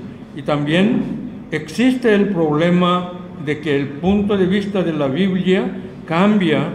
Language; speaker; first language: Spanish; non-native, learner; Korean